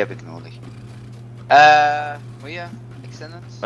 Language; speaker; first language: Dutch; native; Dutch